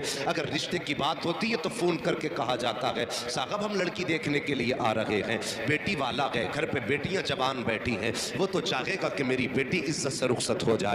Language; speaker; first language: Urdu; native; Urdu